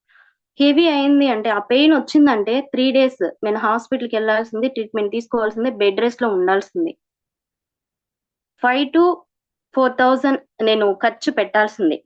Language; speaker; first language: Telugu; native; Telugu